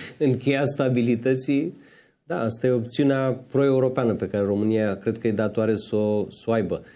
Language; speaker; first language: Romanian; native; Romanian